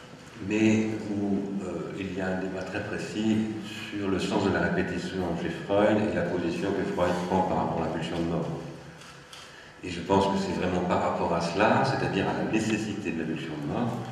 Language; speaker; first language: French; native; French